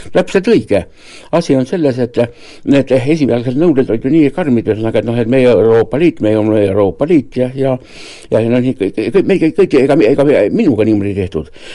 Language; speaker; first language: Estonian; native; Estonian